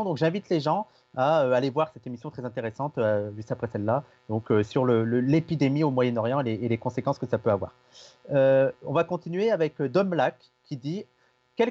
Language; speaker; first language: French; native; French